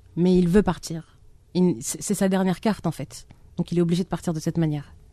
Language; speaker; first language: French; non-native, local second language; Arabic